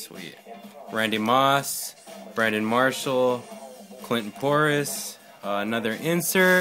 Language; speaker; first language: English; native; English